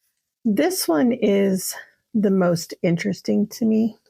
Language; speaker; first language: English; native; English